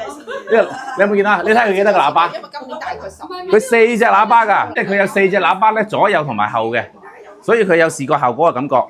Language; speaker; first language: Cantonese; native; Cantonese